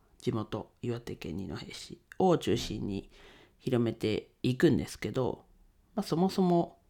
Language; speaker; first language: Japanese; native; Japanese